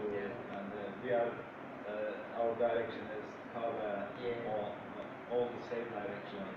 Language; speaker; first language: English; non-native, fluent; Turkish